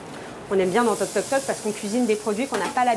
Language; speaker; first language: French; native; French